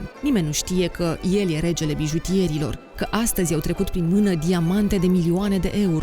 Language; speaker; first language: Romanian; native; Romanian